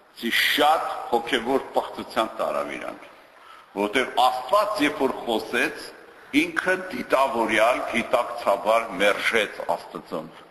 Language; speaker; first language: Armenian; native; Armenian